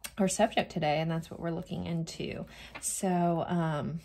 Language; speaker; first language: English; native; English